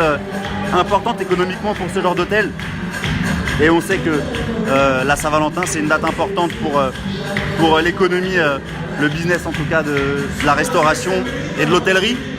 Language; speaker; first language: French; native; French